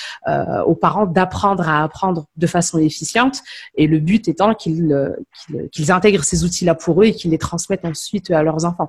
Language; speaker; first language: French; native; French